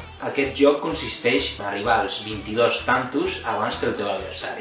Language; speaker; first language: Catalan; non-native, learner; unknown